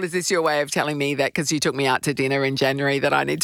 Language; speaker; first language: English; native; English